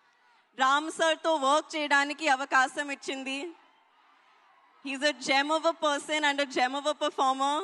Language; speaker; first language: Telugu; non-native, learner; Hindi